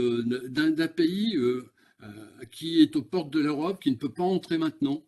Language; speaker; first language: French; native; French